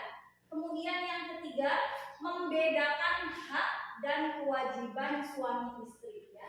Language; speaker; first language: Indonesian; native; Indonesian